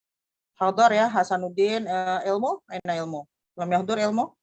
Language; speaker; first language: Arabic; non-native, fluent; Indonesian